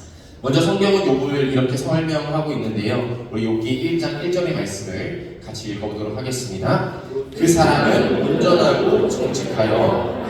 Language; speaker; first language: Korean; native; Korean